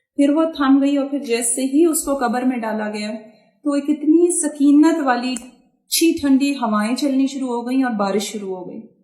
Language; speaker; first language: Urdu; native; Urdu